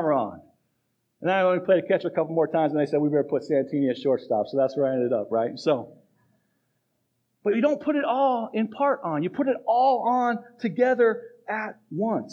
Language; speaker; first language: English; native; English